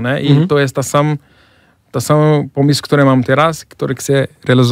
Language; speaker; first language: Polish; non-native, fluent; Portuguese